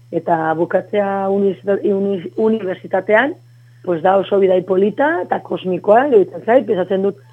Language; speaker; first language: Basque; non-native, local second language; Spanish